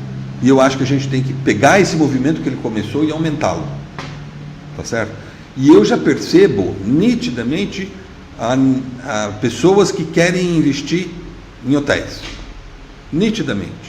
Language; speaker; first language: Portuguese; native; Portuguese